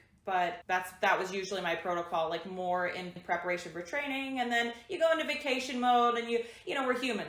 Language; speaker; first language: English; native; English